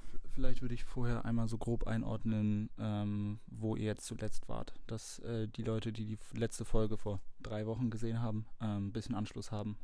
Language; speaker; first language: German; native; German